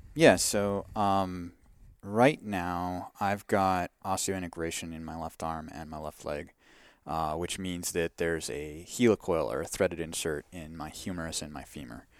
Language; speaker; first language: English; native; English